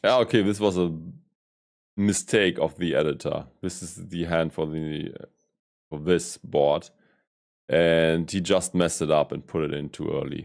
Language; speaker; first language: English; non-native, fluent; German